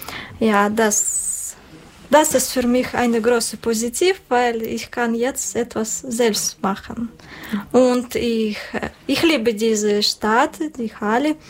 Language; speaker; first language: German; non-native, learner; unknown